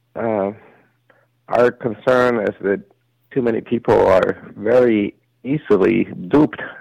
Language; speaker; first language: English; early bilingual, other home language; Spanish